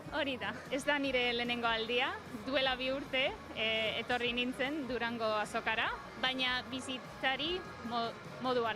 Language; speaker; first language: Basque; non-native, fluent; English